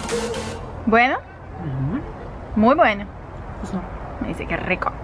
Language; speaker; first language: Spanish; non-native, fluent; Russian